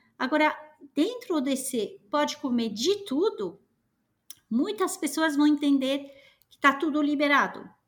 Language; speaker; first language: Portuguese; non-native, fluent; French